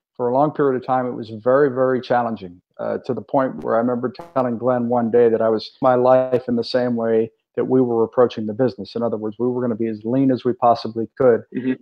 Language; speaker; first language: English; native; English